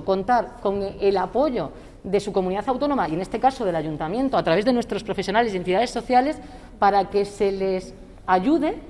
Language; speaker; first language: Spanish; native; Spanish